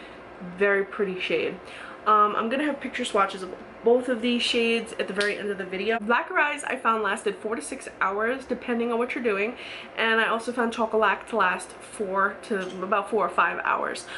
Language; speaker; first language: English; native; English